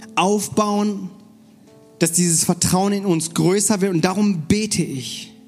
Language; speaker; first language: German; non-native, fluent; Korean